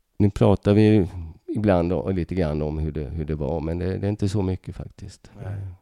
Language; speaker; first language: Swedish; early bilingual, other home language; Hungarian